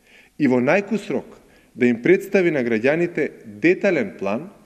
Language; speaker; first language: Macedonian; native; Macedonian